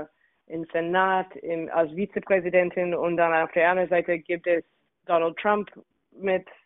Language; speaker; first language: German; non-native, fluent; English